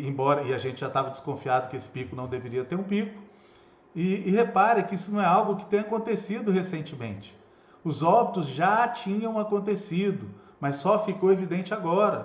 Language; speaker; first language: Portuguese; native; Portuguese